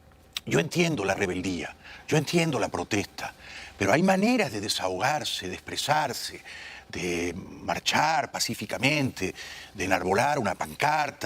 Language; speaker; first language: Spanish; native; Spanish